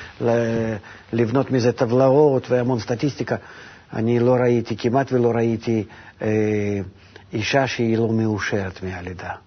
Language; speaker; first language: Hebrew; non-native, fluent; Russian